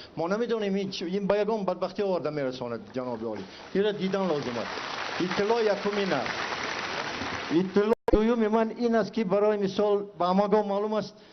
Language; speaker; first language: Tajik; non-native, local second language; Shughni